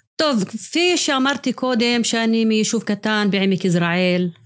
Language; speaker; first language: Hebrew; non-native, local second language; Arabic